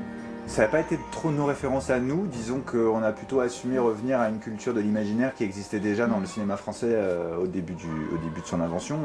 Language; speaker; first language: French; native; French